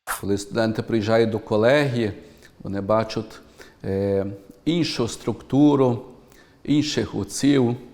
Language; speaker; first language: Ukrainian; early bilingual, heritage; Ukrainian